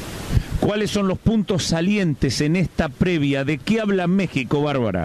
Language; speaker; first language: Spanish; native; Spanish